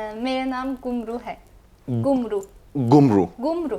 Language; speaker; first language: Hindi; non-native, learner; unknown